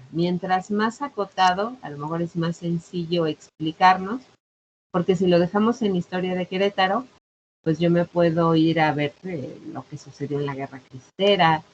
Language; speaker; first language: Spanish; native; Spanish